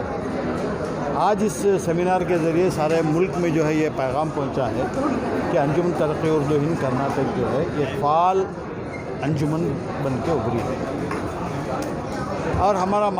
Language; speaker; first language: Urdu; native; Urdu